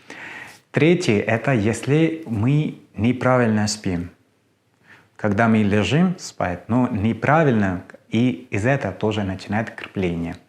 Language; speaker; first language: Russian; non-native, learner; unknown